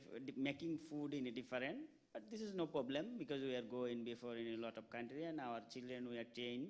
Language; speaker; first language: English; non-native, local second language; Bangla